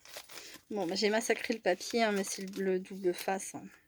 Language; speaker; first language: French; native; French